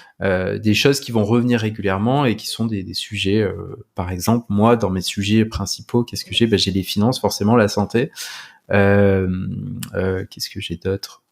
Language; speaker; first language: French; native; French